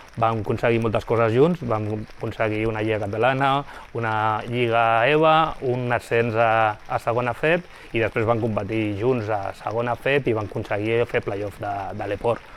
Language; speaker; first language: Catalan; non-native, local second language; Spanish